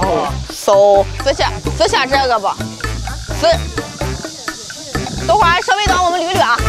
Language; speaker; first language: Chinese; native; Chinese